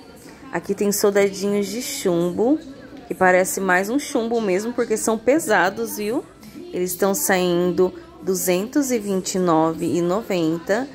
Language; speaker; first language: Portuguese; native; Portuguese